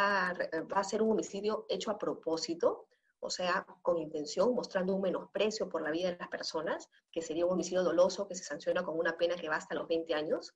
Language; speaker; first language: Spanish; native; Spanish